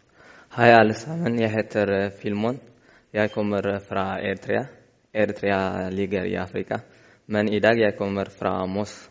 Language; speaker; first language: Norwegian; non-native, learner; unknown